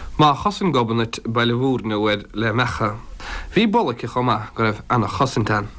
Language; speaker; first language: Irish; native; Irish